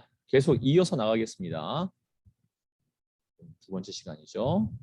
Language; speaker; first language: Korean; native; Korean